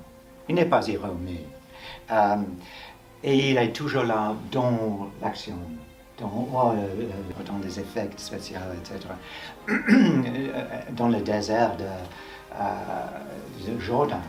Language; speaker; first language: French; non-native, fluent; English